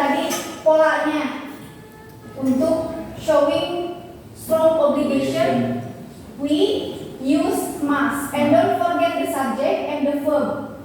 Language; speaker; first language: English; non-native, fluent; Indonesian